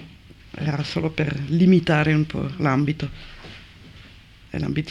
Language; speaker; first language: Italian; non-native, fluent; French